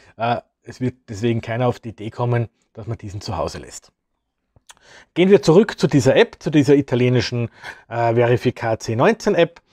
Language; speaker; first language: German; native; German